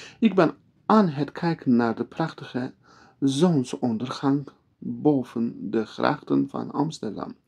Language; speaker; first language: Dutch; non-native, fluent; Turkish